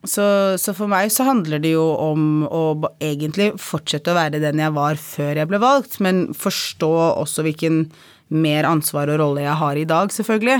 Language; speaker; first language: Norwegian; early bilingual, other home language; Arabic